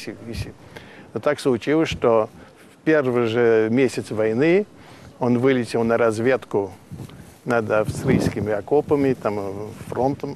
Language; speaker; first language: Russian; early bilingual, heritage; Russian